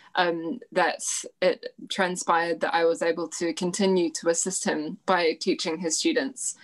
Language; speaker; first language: English; native; English